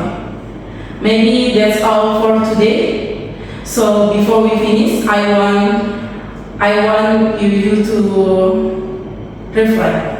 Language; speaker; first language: English; non-native, learner; Indonesian